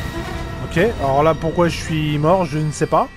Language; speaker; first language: French; native; French